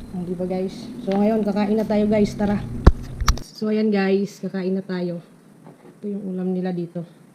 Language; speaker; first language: Filipino; non-native, local second language; Waray